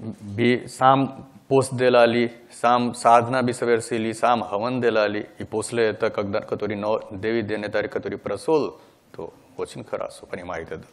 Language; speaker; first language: Russian; non-native, learner; Hindi